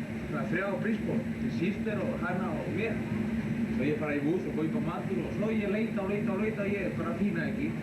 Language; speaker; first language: Icelandic; non-native, learner; Spanish